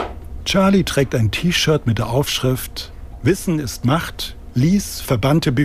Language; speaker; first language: German; native; German